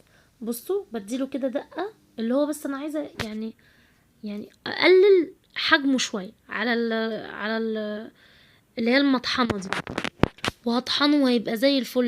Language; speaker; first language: Arabic; native; Arabic